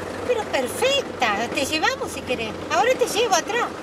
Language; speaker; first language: Spanish; native; Spanish